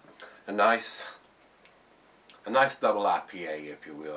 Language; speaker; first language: English; native; English